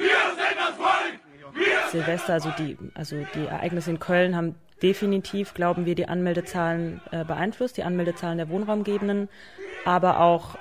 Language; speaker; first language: German; native; German